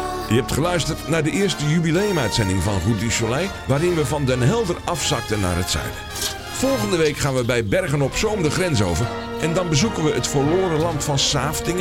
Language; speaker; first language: Dutch; native; Dutch